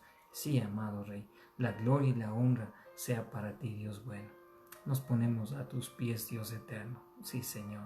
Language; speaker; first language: Spanish; native; Spanish